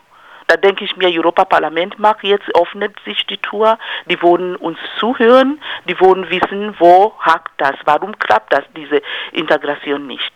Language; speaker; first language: German; non-native, fluent; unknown